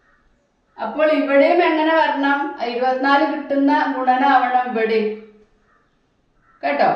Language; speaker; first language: Malayalam; native; Malayalam